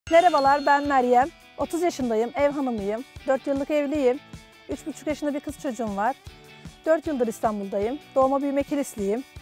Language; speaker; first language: Turkish; native; Turkish